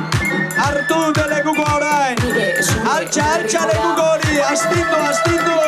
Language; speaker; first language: Basque; native; Basque